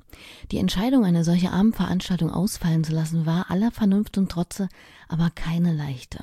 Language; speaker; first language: German; native; German